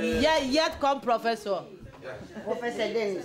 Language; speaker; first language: German; non-native, fluent; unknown